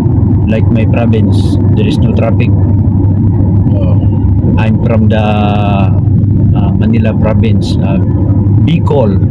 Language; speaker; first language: English; non-native, learner; Filipino